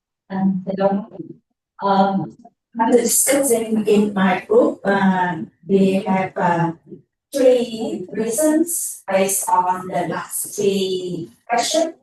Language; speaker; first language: English; non-native, learner; Vietnamese